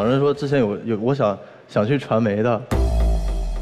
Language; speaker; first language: Chinese; native; Chinese